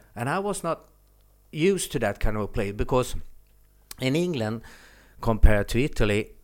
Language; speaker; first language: English; non-native, fluent; Swedish